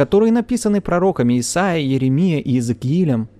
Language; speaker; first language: Russian; native; Russian